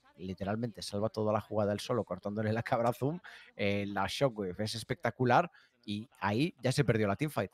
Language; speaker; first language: Spanish; native; Spanish